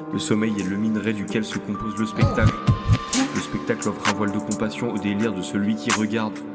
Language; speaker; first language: French; native; French